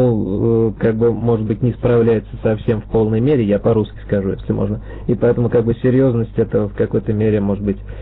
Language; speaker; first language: Russian; native; Russian